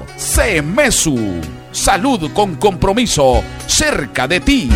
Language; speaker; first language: Spanish; native; Spanish